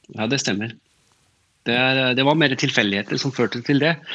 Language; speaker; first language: Norwegian; non-native, fluent; German